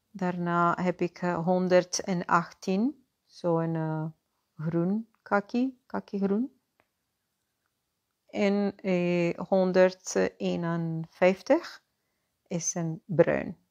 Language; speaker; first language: Dutch; non-native, fluent; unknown